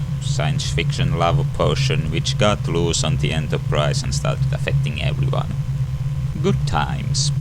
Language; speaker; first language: English; native; English